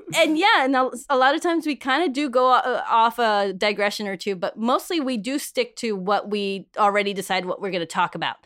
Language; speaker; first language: English; early bilingual, other home language; Spanish